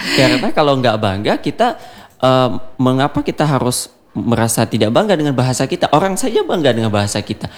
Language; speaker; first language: Indonesian; non-native, local second language; Achinese